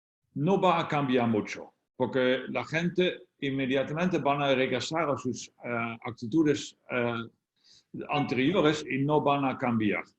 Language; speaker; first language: Spanish; non-native, fluent; Dutch